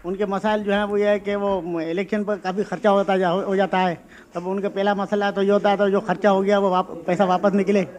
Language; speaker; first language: Urdu; non-native, local second language; Sindhi